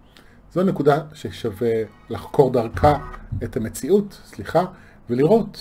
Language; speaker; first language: Hebrew; native; Hebrew